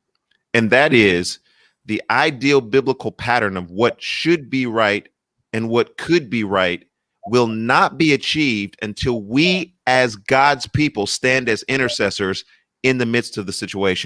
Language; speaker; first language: English; native; English